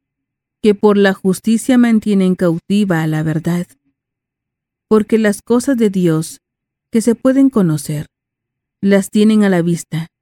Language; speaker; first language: Spanish; native; Spanish